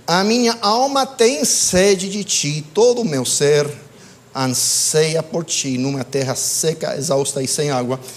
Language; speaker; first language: Portuguese; non-native, fluent; English